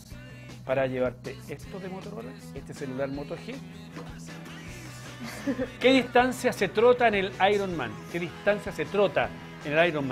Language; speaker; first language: Spanish; native; Spanish